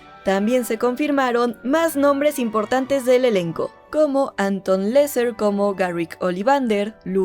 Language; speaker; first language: Spanish; native; Spanish